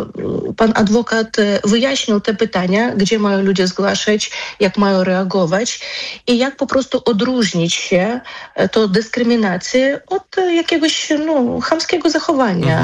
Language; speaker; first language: Polish; non-native, fluent; Ukrainian